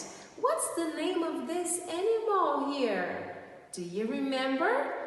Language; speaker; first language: English; non-native, fluent; Portuguese